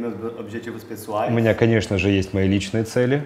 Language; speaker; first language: Russian; non-native, fluent; Portuguese